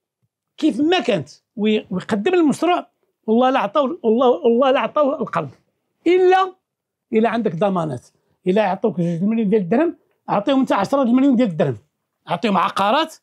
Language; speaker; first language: Arabic; native; Arabic